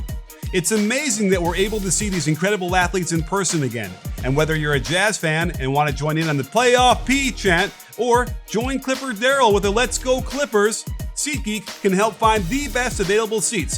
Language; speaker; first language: English; native; English